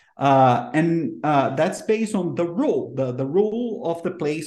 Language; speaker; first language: English; non-native, fluent; Portuguese